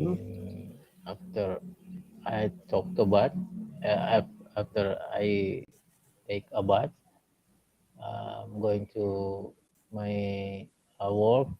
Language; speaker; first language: English; non-native, learner; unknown